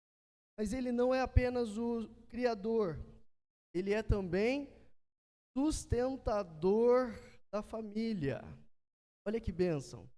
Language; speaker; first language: Portuguese; native; Portuguese